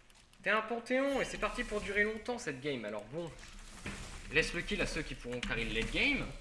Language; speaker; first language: French; native; French